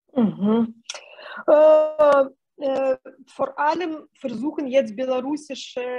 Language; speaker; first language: German; non-native, fluent; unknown